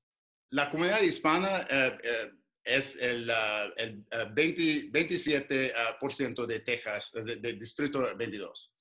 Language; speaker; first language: Spanish; non-native, fluent; English